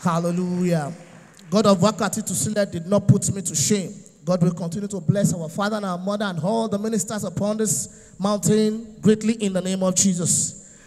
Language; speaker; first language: English; non-native, local second language; Yoruba